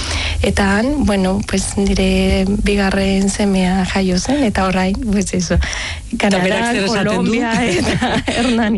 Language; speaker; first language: Basque; non-native, learner; Spanish